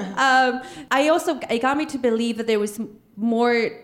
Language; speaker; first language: English; early bilingual, other home language; Spanish